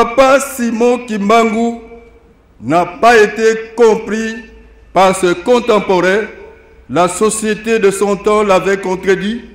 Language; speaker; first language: French; non-native, local second language; Lingala